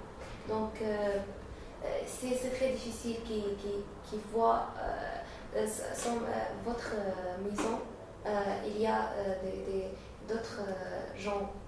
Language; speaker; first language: French; non-native, learner; Arabic